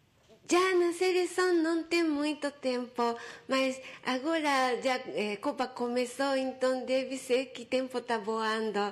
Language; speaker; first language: Portuguese; non-native, fluent; Japanese